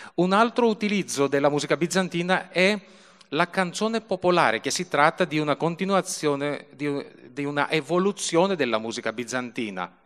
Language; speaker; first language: Italian; early bilingual, other home language; Greek